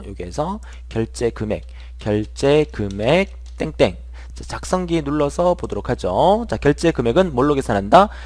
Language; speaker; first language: Korean; native; Korean